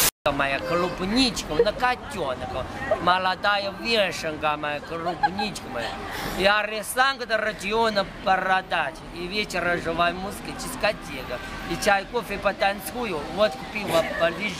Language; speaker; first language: Russian; non-native, learner; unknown